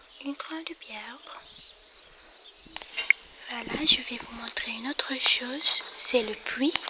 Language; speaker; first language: French; non-native, local second language; Arabic